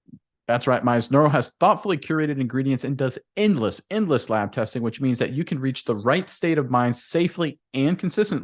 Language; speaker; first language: English; native; English